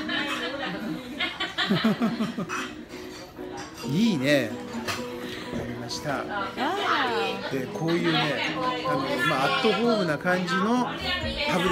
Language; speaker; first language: Japanese; native; Japanese